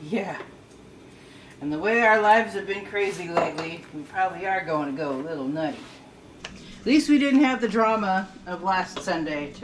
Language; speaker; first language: English; native; English